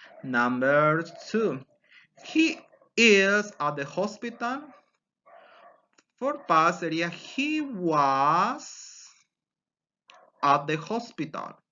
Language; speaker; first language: English; non-native, fluent; Spanish